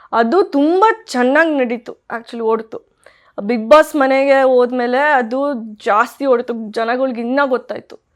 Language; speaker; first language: Kannada; early bilingual, heritage; Kannada